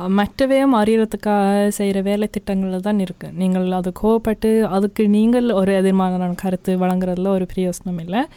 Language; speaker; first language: Tamil; early bilingual, heritage; Tamil